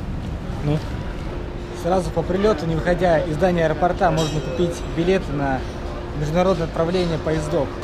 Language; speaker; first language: Russian; native; Russian